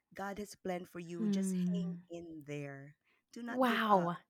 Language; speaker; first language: English; non-native, local second language; Cebuano